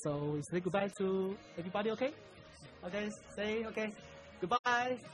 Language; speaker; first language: English; non-native, learner; Chinese